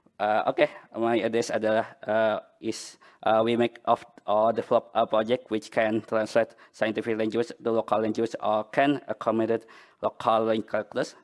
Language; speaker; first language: English; non-native, learner; Banjar